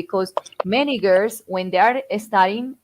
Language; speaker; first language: English; non-native, fluent; Spanish